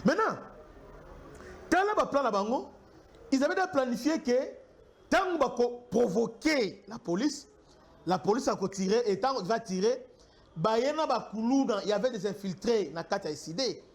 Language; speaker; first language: French; non-native, local second language; Lingala